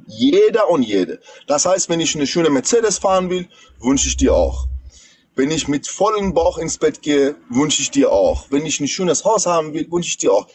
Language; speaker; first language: German; non-native, fluent; Persian